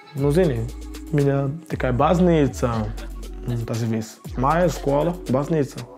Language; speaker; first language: Latvian; non-native, learner; Portuguese